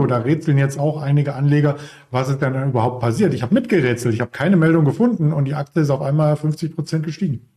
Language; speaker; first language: German; native; German